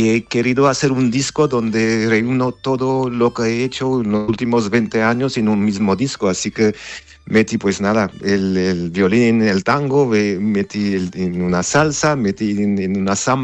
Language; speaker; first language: Spanish; non-native, fluent; Armenian